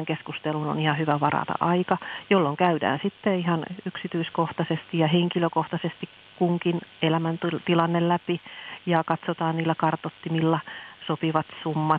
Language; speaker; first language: Finnish; native; Finnish